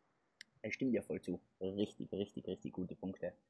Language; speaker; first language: German; native; German